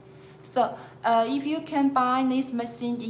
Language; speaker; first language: English; non-native, learner; Chinese